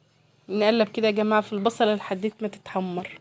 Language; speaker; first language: Arabic; native; Arabic